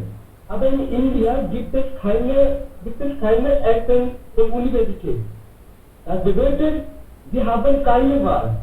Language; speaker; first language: German; non-native, learner; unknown